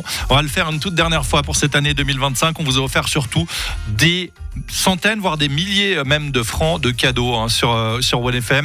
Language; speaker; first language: French; native; French